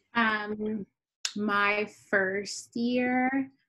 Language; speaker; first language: English; native; English